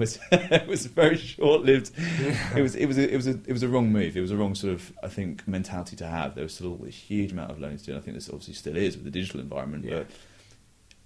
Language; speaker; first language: English; native; English